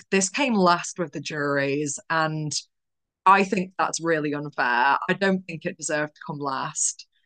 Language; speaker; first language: English; early bilingual, other home language; Polish